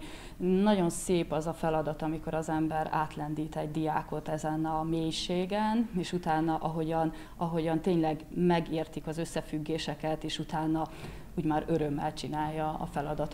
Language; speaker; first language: Hungarian; native; Hungarian